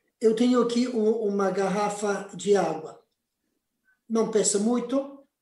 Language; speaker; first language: Portuguese; non-native, fluent; Spanish